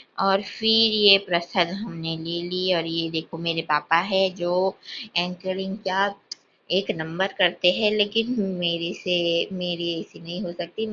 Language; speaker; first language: Hindi; non-native, local second language; Gujarati